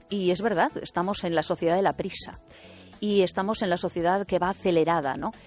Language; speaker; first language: Spanish; native; Spanish